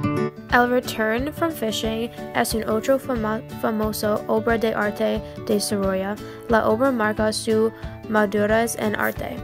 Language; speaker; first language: Spanish; non-native, learner; English